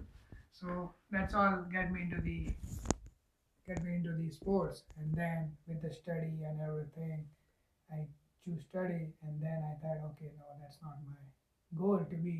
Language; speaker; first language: English; non-native, local second language; Gujarati